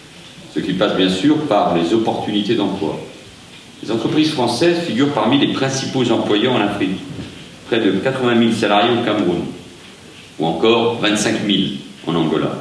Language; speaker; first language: French; native; French